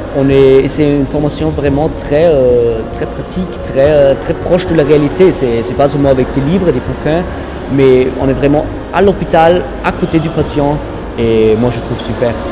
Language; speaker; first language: French; non-native, fluent; German